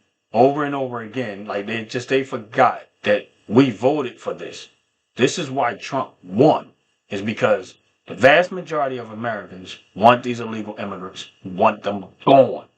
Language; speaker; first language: English; native; English